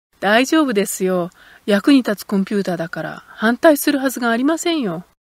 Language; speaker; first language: Japanese; native; Japanese